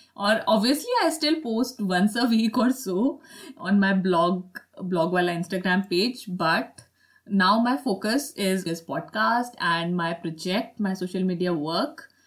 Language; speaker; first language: Hindi; native; Hindi